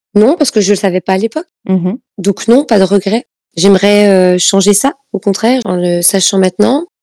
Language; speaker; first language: French; native; French